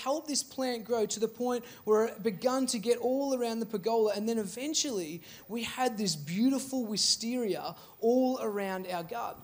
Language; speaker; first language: English; native; English